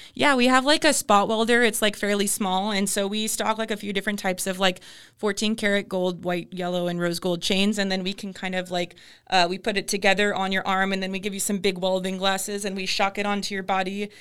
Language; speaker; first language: English; native; English